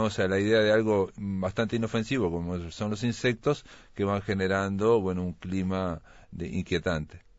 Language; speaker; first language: Spanish; native; Spanish